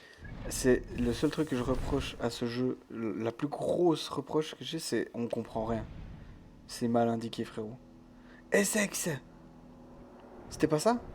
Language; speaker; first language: French; native; French